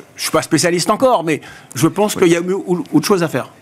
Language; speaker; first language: French; native; French